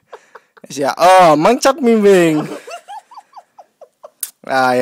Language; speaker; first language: Danish; non-native, learner; Vietnamese